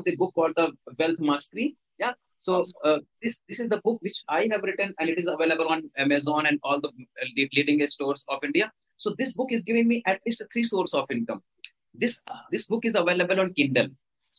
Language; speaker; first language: English; non-native, local second language; Hindi